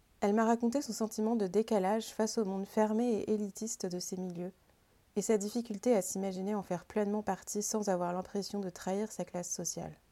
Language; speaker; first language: French; native; French